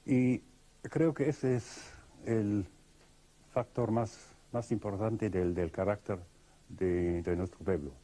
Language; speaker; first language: Spanish; non-native, fluent; Russian